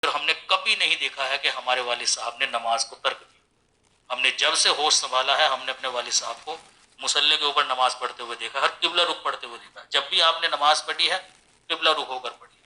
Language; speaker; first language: Urdu; native; Urdu